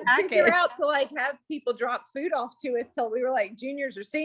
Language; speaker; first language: English; native; English